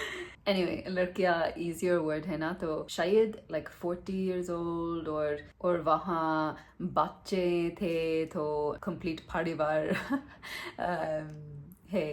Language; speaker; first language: Hindi; non-native, learner; English